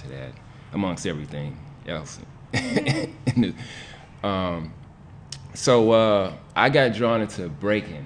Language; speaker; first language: English; native; English